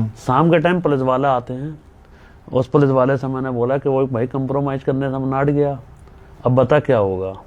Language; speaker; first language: Hindi; native; Hindi